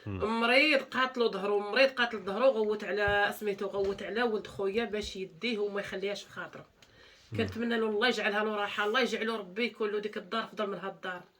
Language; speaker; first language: Arabic; native; Arabic